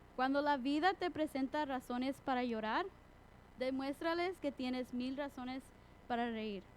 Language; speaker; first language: Spanish; early bilingual, heritage; Spanish